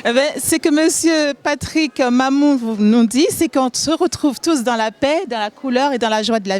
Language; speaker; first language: French; native; French